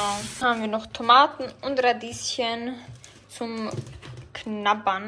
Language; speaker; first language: German; early bilingual, other home language; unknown